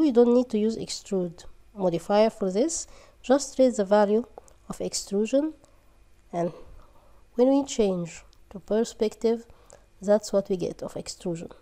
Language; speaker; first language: English; non-native, fluent; Arabic